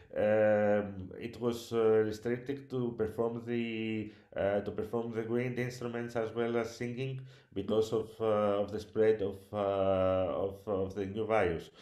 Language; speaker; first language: English; non-native, learner; Greek